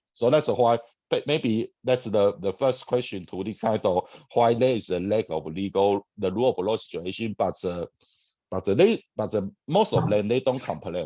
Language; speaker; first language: English; non-native, fluent; Chinese